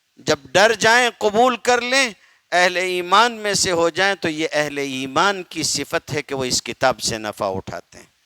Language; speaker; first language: Urdu; native; Urdu